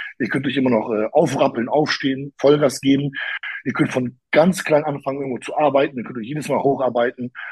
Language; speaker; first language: German; early bilingual, other home language; Polish